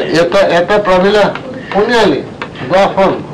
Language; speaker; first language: Russian; non-native, learner; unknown